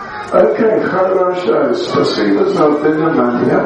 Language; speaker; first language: Russian; non-native, learner; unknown